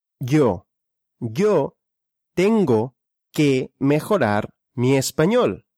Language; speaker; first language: Spanish; non-native, fluent; Russian